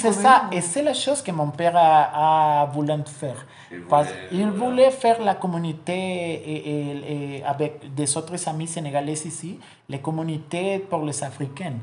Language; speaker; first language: French; non-native, learner; Spanish